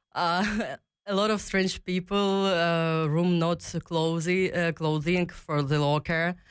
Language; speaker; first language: English; non-native, learner; Ukrainian